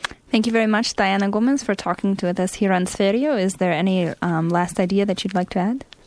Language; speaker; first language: English; native; English